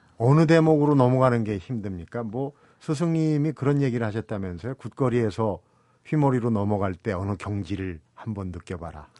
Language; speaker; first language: Korean; native; Korean